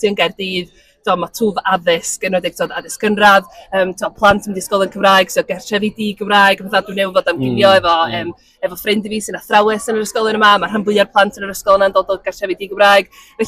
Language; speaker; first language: Welsh; native; Welsh